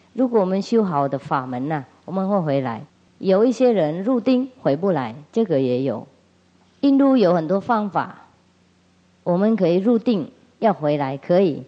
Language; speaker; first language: Chinese; non-native, fluent; Vietnamese